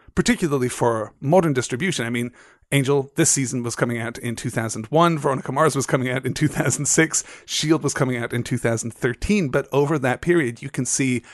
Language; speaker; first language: English; native; English